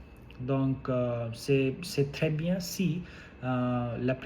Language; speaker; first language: French; non-native, learner; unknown